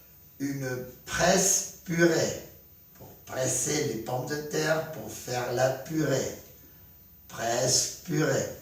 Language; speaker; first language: French; non-native, fluent; Spanish